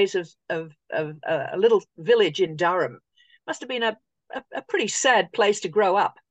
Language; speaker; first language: English; native; English